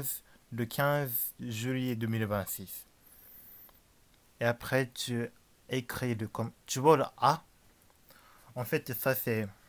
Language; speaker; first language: French; non-native, learner; Japanese